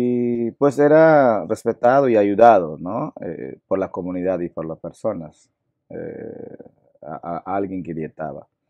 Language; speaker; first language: Spanish; non-native, local second language; Shipibo-Conibo